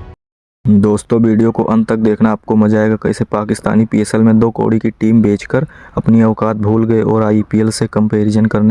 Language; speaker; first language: Hindi; native; Hindi